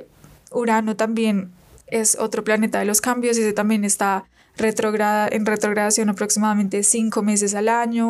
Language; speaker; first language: Spanish; native; Spanish